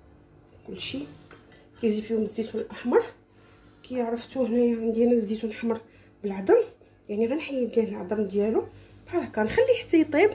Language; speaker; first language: Arabic; native; Arabic